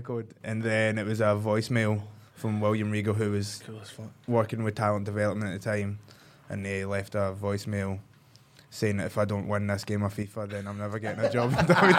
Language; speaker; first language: English; native; English